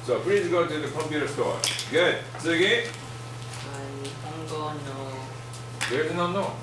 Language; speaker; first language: English; non-native, fluent; Japanese